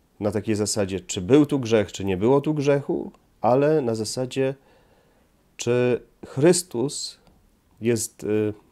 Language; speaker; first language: Polish; native; Polish